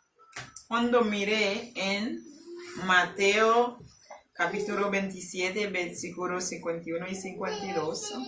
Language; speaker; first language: Spanish; non-native, learner; Haitian Creole